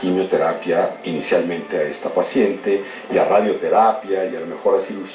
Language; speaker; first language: Spanish; native; Spanish